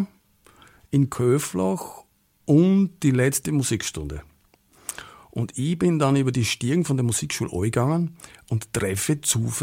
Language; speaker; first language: German; native; German